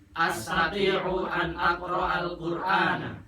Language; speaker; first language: Arabic; non-native, learner; Indonesian